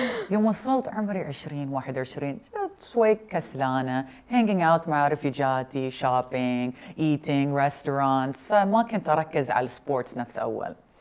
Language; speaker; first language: Arabic; early bilingual, other home language; English